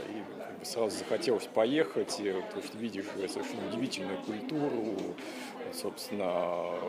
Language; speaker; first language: Russian; native; Russian